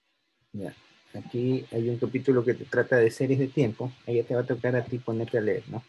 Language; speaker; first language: Spanish; native; Spanish